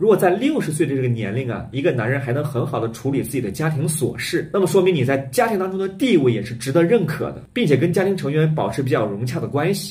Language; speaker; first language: Chinese; native; Chinese